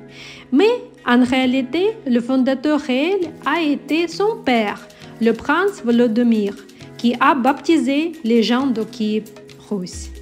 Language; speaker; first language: French; non-native, learner; Ukrainian